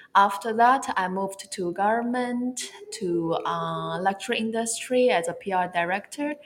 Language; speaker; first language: English; non-native, fluent; Chinese